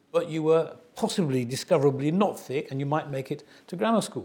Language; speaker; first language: English; native; English